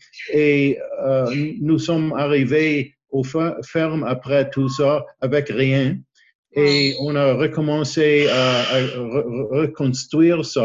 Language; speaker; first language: French; non-native, learner; English